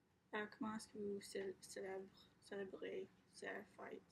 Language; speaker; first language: French; non-native, learner; English